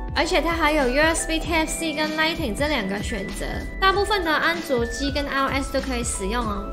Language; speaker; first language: Chinese; non-native, local second language; Cantonese